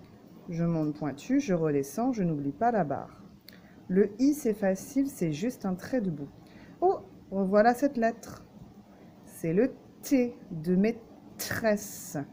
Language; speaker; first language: French; native; French